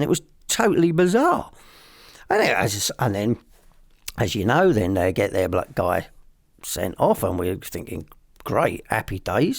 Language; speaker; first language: English; native; English